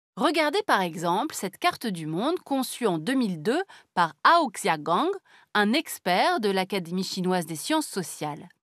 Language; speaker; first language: French; native; French